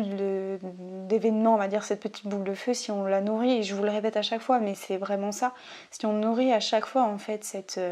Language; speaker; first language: French; native; French